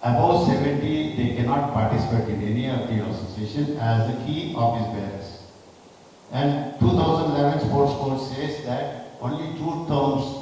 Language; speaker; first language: English; non-native, local second language; Kannada